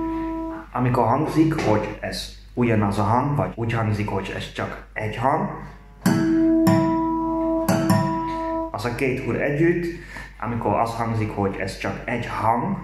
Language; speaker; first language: Hungarian; non-native, learner; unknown